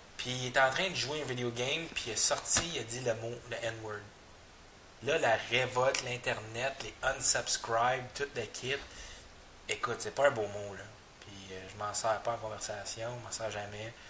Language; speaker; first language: French; native; French